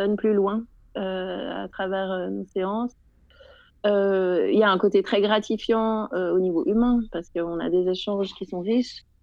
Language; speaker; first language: French; native; French